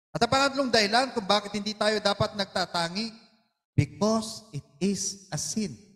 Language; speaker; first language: Filipino; non-native, local second language; Iloko